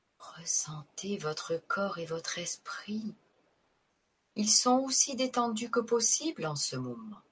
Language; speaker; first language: French; native; French